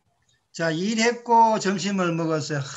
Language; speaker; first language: Korean; native; Korean